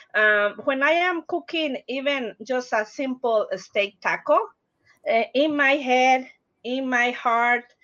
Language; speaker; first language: English; non-native, learner; Spanish